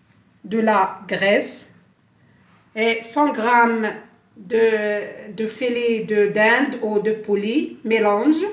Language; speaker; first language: French; non-native, local second language; Arabic